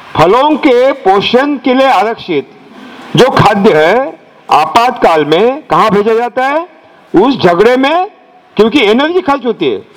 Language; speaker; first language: Hindi; non-native, local second language; Marathi